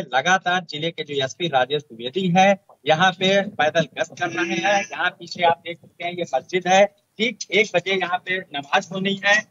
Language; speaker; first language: Hindi; native; Hindi